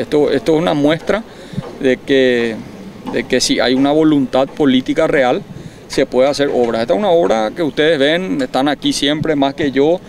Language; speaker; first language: Spanish; native; Spanish